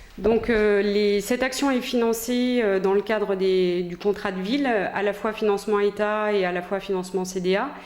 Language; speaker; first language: French; native; French